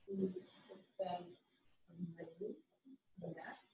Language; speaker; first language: English; non-native, learner; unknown